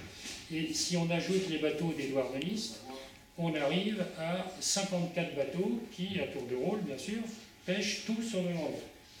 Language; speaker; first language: French; native; French